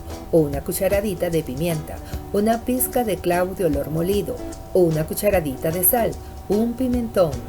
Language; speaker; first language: Spanish; native; Spanish